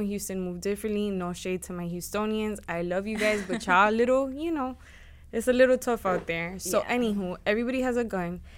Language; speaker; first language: English; native; English